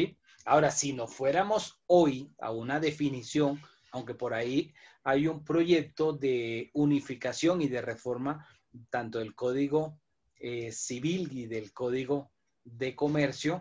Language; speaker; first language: Spanish; native; Spanish